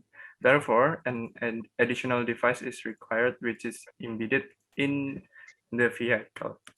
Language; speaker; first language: English; non-native, learner; Indonesian